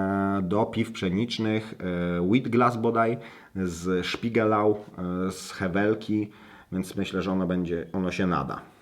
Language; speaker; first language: Polish; native; Polish